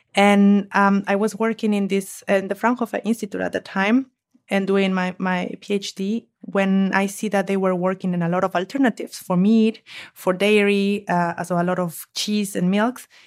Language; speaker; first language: English; non-native, fluent; Spanish